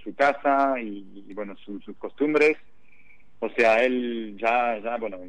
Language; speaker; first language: Spanish; non-native, fluent; French